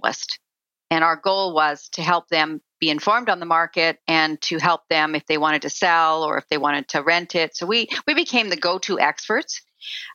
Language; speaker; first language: English; native; English